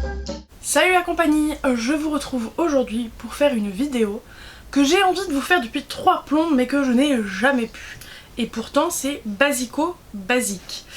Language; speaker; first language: French; native; French